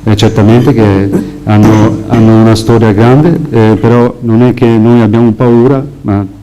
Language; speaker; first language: Italian; non-native, fluent; Albanian